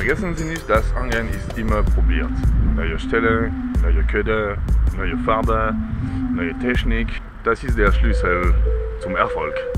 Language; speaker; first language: German; non-native, learner; French